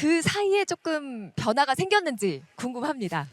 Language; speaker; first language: Korean; native; Korean